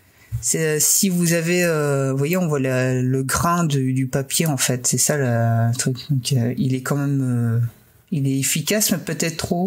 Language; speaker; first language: French; native; French